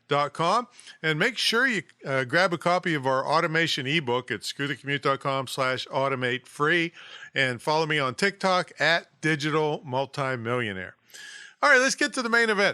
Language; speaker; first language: English; native; English